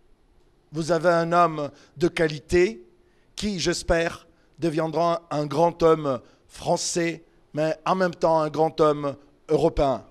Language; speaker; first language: French; non-native, fluent; Greek